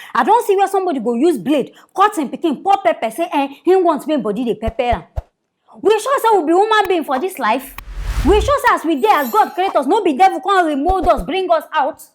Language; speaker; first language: Nigerian Pidgin; native; Nigerian Pidgin